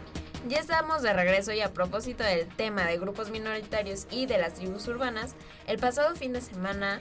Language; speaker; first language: Spanish; native; Spanish